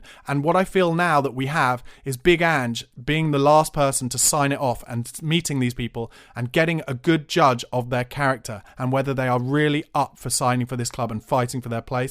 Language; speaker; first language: English; native; English